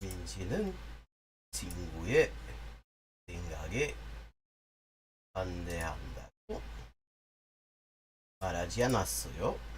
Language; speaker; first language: Korean; non-native, learner; English